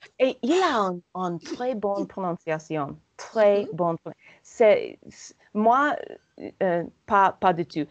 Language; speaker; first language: French; non-native, learner; English